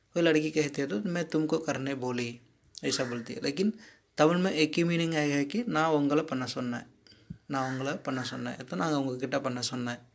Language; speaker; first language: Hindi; non-native, local second language; Tamil